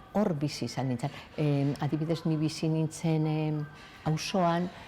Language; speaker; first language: Basque; native; Basque